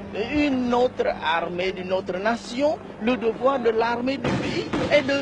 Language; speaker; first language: French; non-native, local second language; Khmer